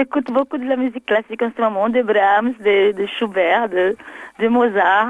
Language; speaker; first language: French; non-native, fluent; Portuguese